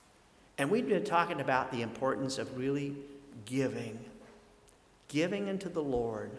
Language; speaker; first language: English; native; English